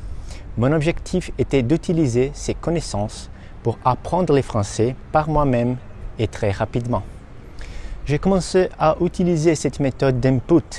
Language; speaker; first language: French; non-native, fluent; Portuguese